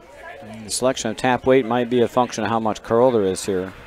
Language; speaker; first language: English; native; English